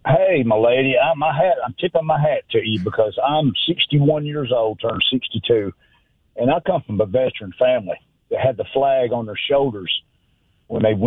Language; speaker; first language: English; native; English